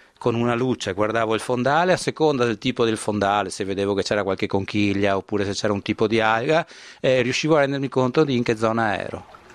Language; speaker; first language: Italian; native; Italian